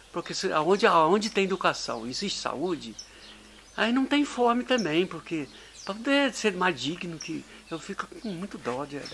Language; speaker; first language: Portuguese; native; Portuguese